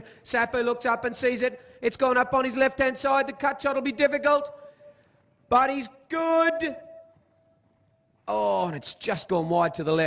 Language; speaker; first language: English; native; English